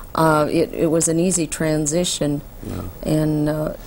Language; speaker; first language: English; native; English